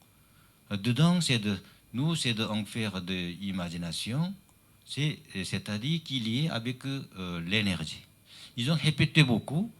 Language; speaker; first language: French; non-native, learner; Chinese